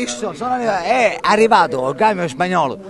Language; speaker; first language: Italian; native; Italian